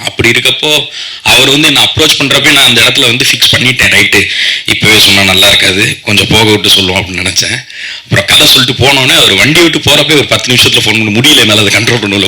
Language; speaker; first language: Tamil; native; Tamil